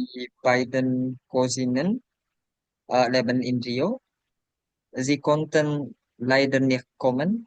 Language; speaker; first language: German; non-native, learner; Indonesian